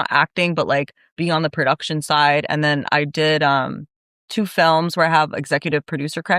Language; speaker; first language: English; native; English